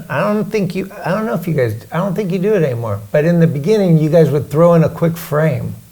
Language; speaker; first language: English; native; English